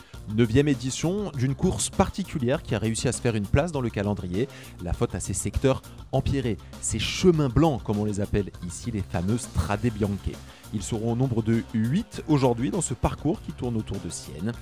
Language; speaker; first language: French; native; French